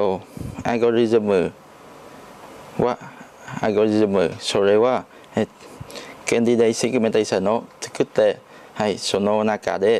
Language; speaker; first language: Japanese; non-native, learner; Chinese